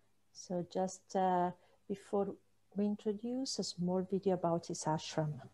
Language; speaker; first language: English; non-native, fluent; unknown